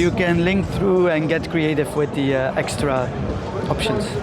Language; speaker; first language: English; non-native, fluent; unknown